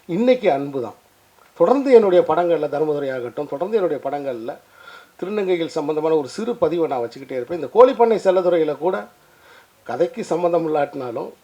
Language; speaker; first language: Tamil; native; Tamil